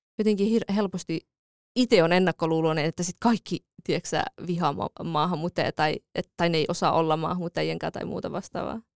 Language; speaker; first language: Finnish; early bilingual, other home language; Kurdish